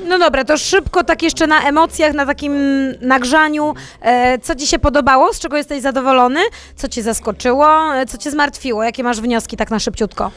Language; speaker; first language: Polish; native; Polish